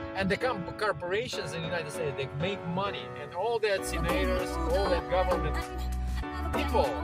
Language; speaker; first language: English; non-native, fluent; Russian